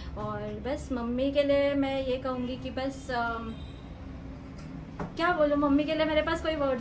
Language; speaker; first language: Hindi; native; Hindi